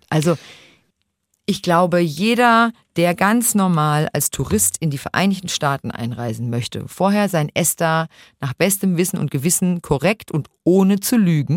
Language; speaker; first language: German; native; German